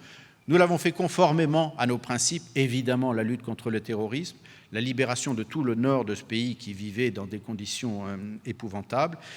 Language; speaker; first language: French; native; French